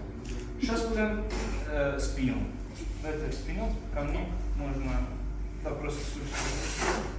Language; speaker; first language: Russian; non-native, fluent; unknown